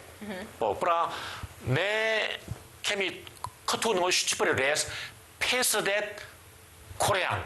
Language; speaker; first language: Albanian; non-native, learner; Korean